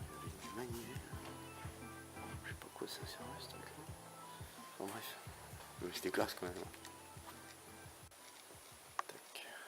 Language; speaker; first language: French; native; French